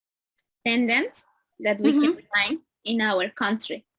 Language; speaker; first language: English; non-native, learner; Spanish